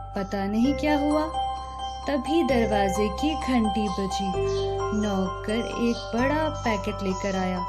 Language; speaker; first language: Hindi; native; Hindi